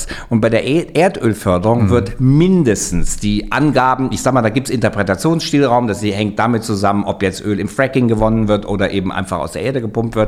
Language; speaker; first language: German; native; German